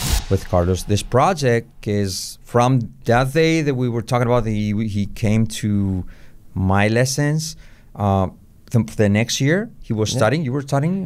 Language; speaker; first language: English; non-native, fluent; Spanish